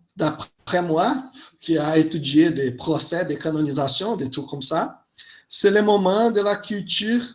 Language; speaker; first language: French; non-native, fluent; Portuguese